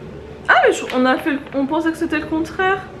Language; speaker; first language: French; native; French